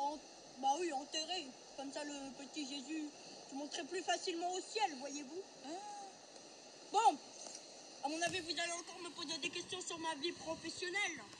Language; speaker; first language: French; native; French